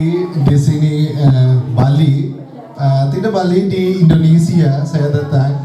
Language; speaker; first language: Indonesian; non-native, learner; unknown